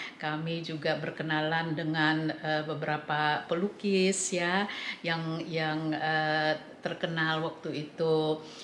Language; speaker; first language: Indonesian; early bilingual, heritage; English